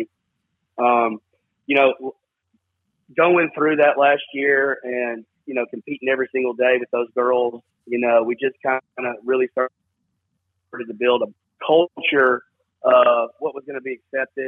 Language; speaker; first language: English; native; English